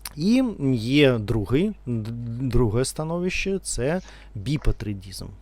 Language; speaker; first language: Ukrainian; non-native, local second language; Russian